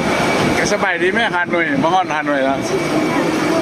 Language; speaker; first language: Vietnamese; non-native, learner; Lao